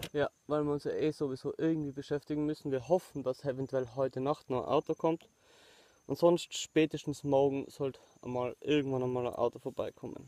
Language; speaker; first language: German; native; German